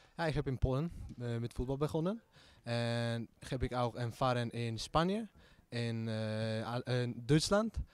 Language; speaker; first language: Dutch; non-native, learner; Polish